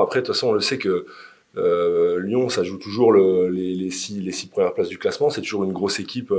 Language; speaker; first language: French; native; French